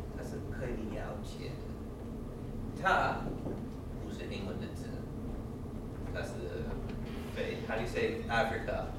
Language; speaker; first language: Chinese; non-native, learner; English